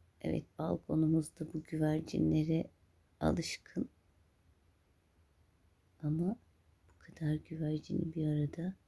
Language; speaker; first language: Turkish; native; Turkish